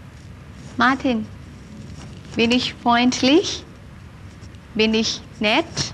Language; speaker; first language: German; non-native, fluent; Thai